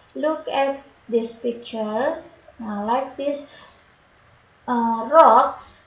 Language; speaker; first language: English; non-native, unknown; Indonesian